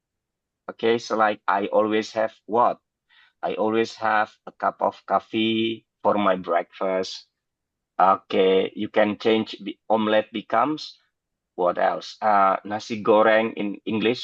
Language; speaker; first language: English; non-native, fluent; Indonesian